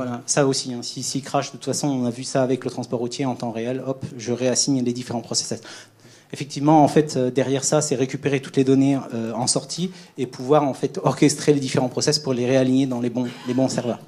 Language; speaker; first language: French; native; French